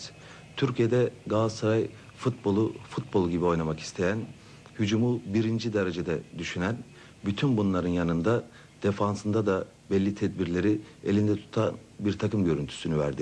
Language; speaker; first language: Turkish; native; Turkish